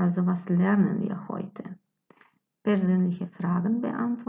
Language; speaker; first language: German; non-native, fluent; Croatian